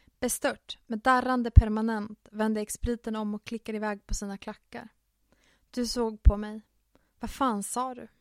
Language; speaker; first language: Swedish; early bilingual, other home language; Finnish